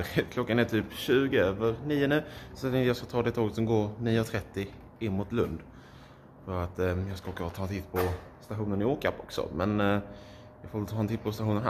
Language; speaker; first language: Swedish; native; Swedish